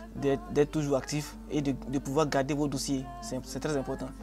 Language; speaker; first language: French; non-native, local second language; Akan